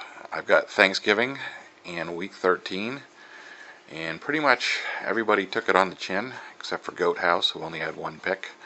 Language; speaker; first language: English; native; English